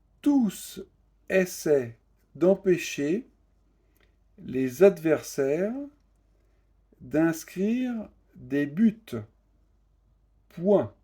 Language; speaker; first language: French; native; French